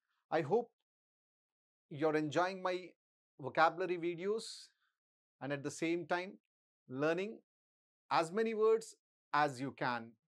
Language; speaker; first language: English; non-native, local second language; Telugu